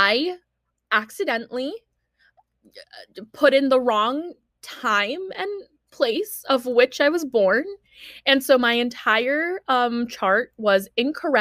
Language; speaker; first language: English; early bilingual, other home language; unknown